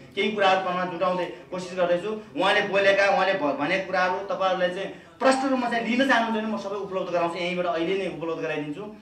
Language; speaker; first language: Nepali; native; Nepali